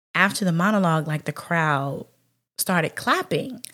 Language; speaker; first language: English; native; English